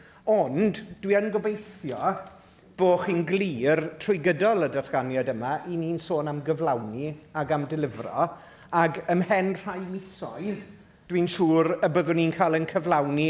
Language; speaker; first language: Welsh; native; Welsh